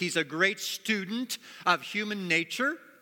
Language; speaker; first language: English; native; English